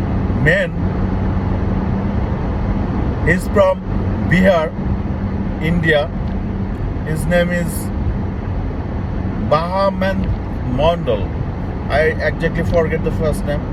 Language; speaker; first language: English; non-native, local second language; Bangla